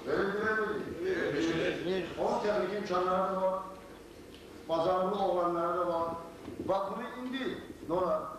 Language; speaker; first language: Azerbaijani; non-native, local second language; Talysh